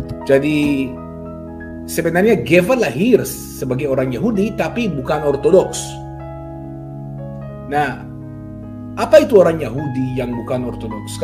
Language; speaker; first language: Indonesian; non-native, fluent; Hebrew